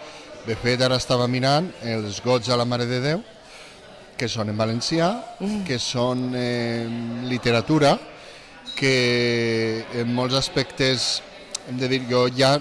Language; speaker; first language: Catalan; native; Catalan